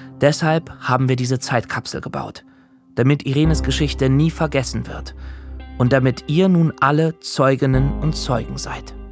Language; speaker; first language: German; native; German